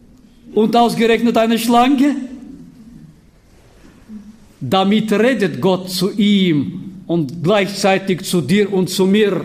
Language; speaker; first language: German; non-native, fluent; Bulgarian